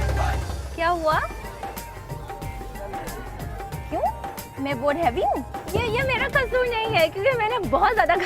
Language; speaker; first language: Hindi; non-native, fluent; Chinese